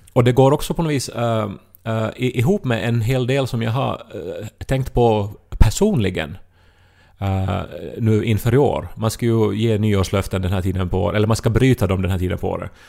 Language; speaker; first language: Swedish; native; Swedish